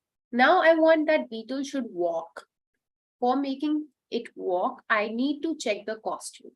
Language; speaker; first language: English; non-native, local second language; Hindi